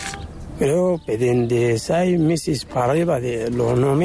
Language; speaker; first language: Spanish; non-native, learner; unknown